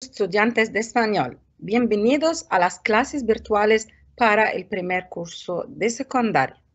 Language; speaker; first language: Spanish; non-native, fluent; Arabic